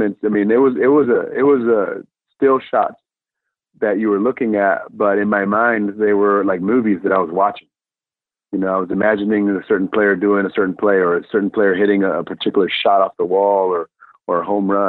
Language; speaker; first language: English; non-native, fluent; Spanish